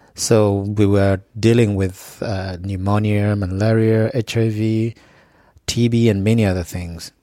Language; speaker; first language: English; non-native, local second language; Acoli